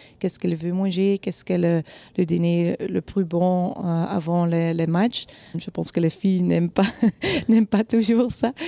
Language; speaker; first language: French; non-native, local second language; Dutch